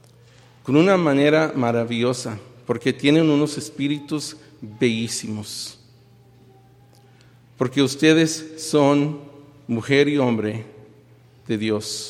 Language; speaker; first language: Spanish; early bilingual, heritage; Spanish